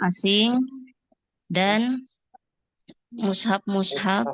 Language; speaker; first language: Indonesian; native; Indonesian